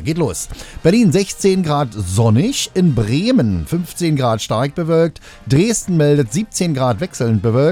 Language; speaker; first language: German; native; German